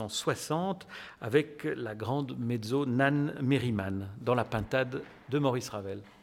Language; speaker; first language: French; native; French